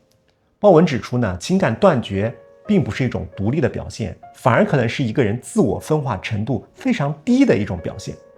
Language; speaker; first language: Chinese; native; Chinese